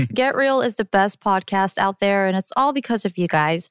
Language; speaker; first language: English; early bilingual, other home language; Korean